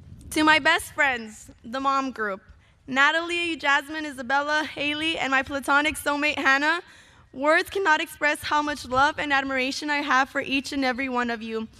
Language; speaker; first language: English; early bilingual, other home language; Spanish